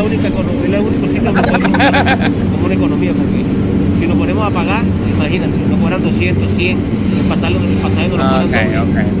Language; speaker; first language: Spanish; native; Spanish